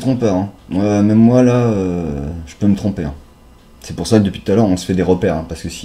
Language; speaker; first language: French; native; French